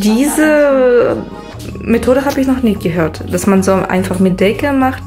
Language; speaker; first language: German; non-native, fluent; Russian